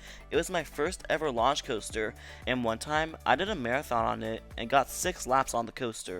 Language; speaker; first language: English; native; English